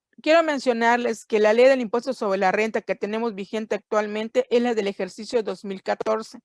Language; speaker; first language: Spanish; native; Spanish